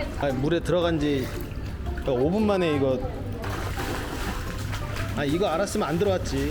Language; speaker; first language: Korean; native; Korean